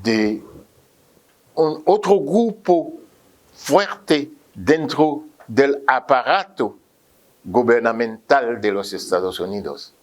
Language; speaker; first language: Spanish; non-native, fluent; French